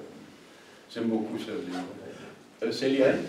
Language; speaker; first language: French; non-native, fluent; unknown